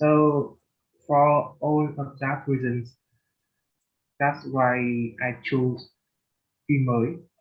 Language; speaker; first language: English; non-native, learner; Vietnamese